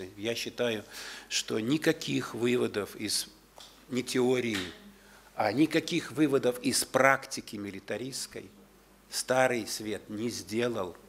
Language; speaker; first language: Russian; native; Russian